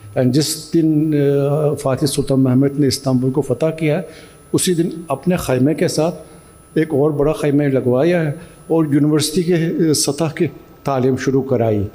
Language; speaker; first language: Urdu; non-native, fluent; Turkish